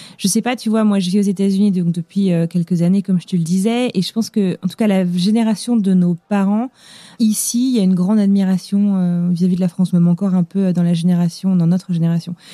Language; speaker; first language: French; native; French